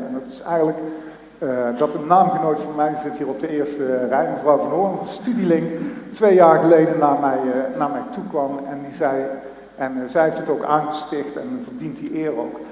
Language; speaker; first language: Dutch; native; Dutch